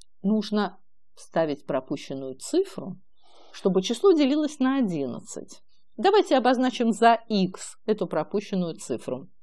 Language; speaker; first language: Russian; native; Russian